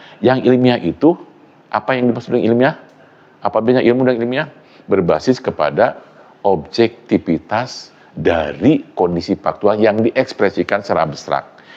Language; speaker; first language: Indonesian; non-native, local second language; Sundanese